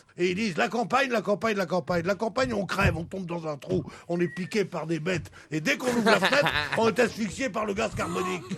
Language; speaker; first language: French; native; French